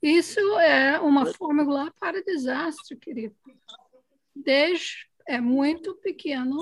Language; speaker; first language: Portuguese; non-native, fluent; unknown